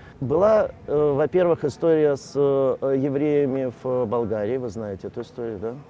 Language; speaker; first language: Russian; native; Russian